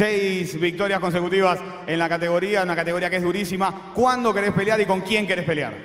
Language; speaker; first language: Spanish; native; Spanish